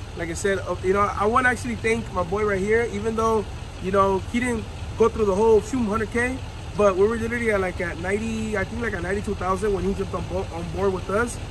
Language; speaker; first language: English; early bilingual, other home language; Spanish